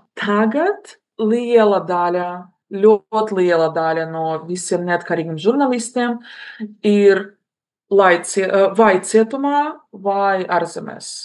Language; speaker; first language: Latvian; non-native, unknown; Russian